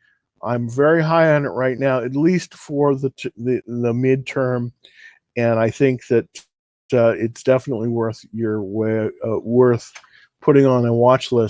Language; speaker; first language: English; native; English